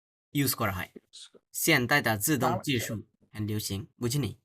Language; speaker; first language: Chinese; non-native, fluent; Bangla